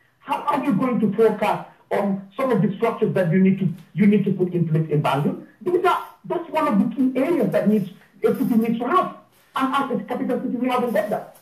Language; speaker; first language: English; non-native, local second language; Wolof